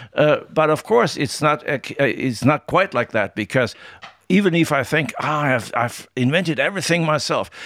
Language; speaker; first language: English; non-native, fluent; German